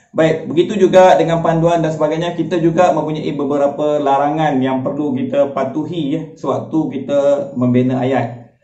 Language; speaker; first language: Malay; native; Malay